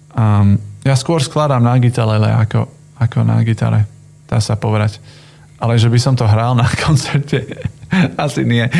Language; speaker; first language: Slovak; non-native, fluent; English